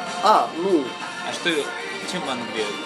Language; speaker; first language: Russian; native; Russian